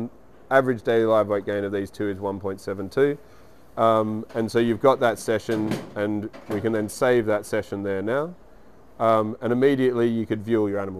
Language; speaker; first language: English; native; English